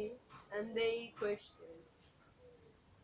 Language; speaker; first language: English; non-native, learner; Spanish